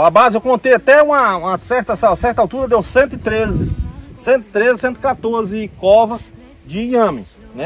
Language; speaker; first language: Portuguese; native; Portuguese